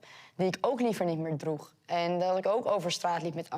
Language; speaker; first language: Dutch; native; Dutch